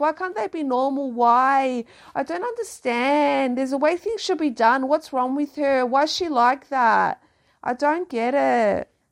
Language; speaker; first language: English; early bilingual, other home language; Greek